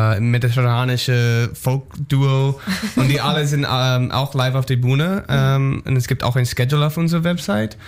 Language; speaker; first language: German; non-native, learner; English